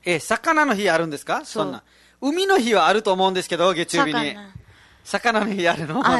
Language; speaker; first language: Japanese; non-native, fluent; Nepali